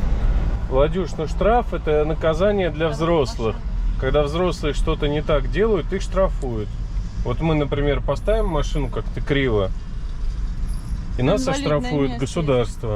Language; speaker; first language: Russian; native; Russian